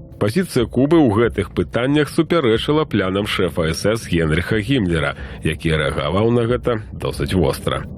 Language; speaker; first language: Belarusian; native; Belarusian